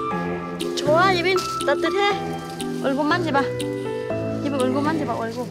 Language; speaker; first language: Korean; non-native, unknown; Vietnamese